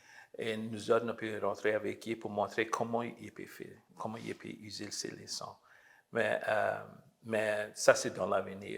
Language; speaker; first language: French; early bilingual, heritage; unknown